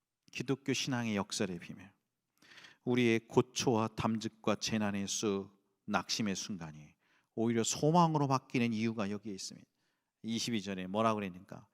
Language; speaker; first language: Korean; native; Korean